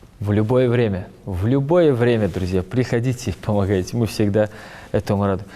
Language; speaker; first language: Russian; non-native, local second language; Ingush